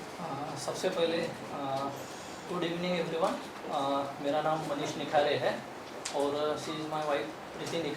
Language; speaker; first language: Hindi; non-native, local second language; Marathi